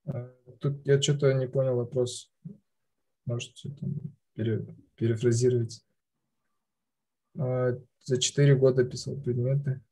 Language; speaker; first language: Russian; non-native, local second language; Kazakh